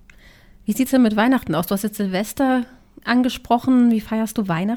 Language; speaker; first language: German; native; German